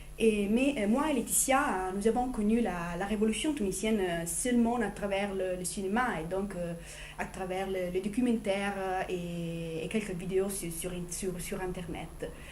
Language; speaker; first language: French; non-native, fluent; Italian